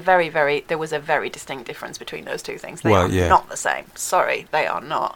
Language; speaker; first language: English; native; English